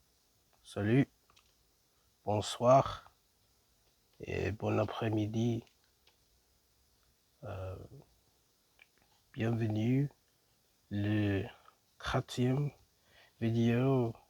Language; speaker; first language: French; non-native, learner; English